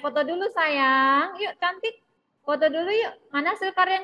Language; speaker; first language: Indonesian; native; Indonesian